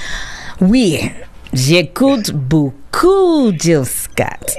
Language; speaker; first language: French; non-native, learner; English